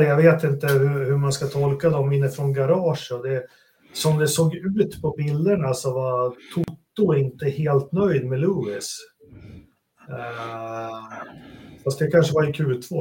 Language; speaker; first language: Swedish; native; Swedish